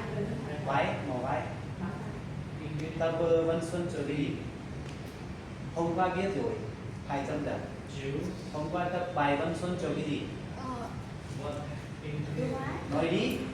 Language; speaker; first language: Vietnamese; non-native, learner; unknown